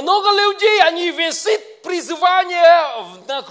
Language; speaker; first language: Russian; non-native, learner; Vietnamese